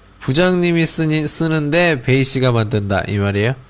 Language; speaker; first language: Korean; native; Korean